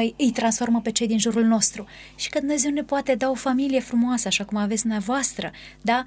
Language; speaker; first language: Romanian; native; Romanian